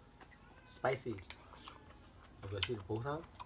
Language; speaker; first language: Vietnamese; early bilingual, heritage; Vietnamese